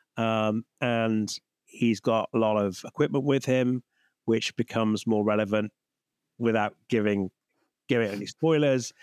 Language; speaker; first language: English; native; English